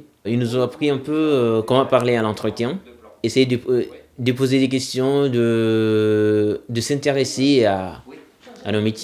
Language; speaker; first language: French; non-native, local second language; Comorian